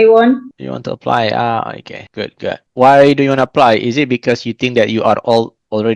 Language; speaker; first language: English; non-native, fluent; Indonesian